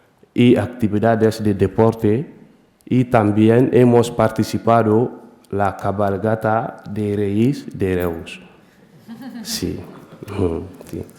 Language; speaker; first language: Spanish; non-native, learner; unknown